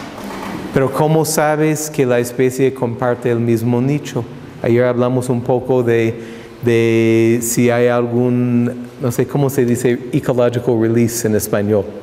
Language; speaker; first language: Spanish; non-native, fluent; English